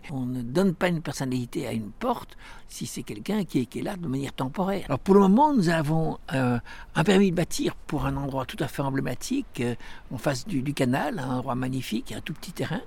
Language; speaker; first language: French; native; French